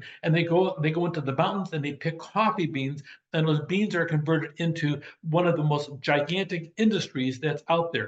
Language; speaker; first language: English; native; English